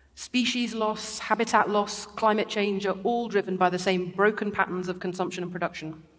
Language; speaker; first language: English; native; English